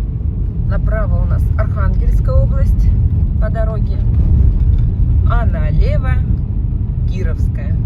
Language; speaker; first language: Russian; native; Russian